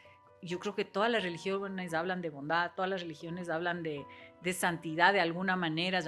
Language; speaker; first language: Spanish; native; Spanish